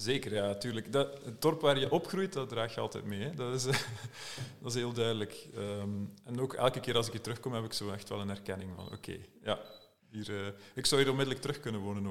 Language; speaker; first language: Dutch; native; Dutch